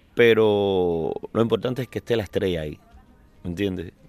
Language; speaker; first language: Spanish; native; Spanish